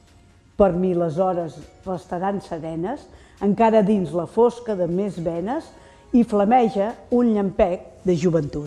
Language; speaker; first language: Catalan; native; Catalan